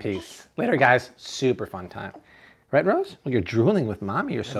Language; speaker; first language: English; native; English